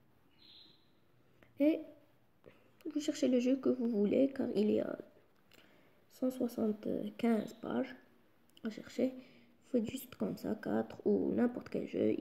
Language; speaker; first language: French; non-native, local second language; Arabic